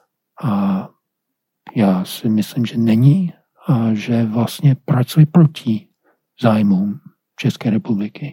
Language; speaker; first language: Czech; non-native, fluent; English